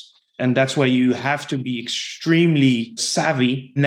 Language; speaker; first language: English; non-native, fluent; Dutch